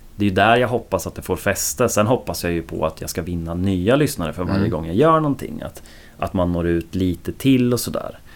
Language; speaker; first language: Swedish; native; Swedish